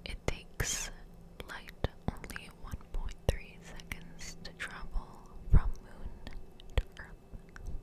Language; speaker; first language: English; native; English